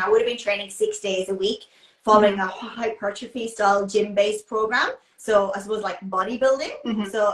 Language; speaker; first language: English; native; English